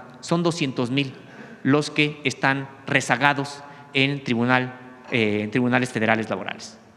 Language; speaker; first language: Spanish; native; Spanish